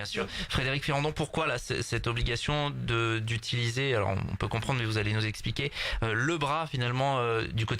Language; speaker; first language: French; native; French